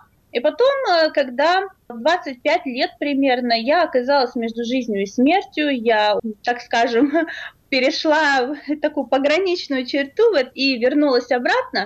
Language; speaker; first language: Russian; native; Russian